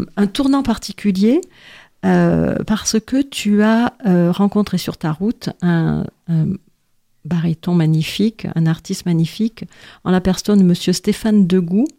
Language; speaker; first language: French; native; French